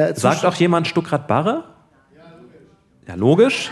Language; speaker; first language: German; native; German